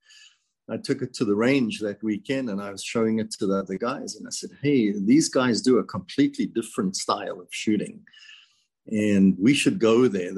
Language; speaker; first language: English; native; English